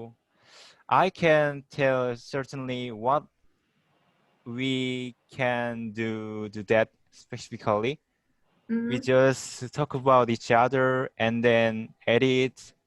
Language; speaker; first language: English; non-native, learner; Korean